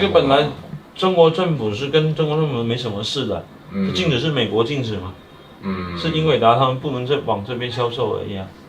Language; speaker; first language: Chinese; native; Chinese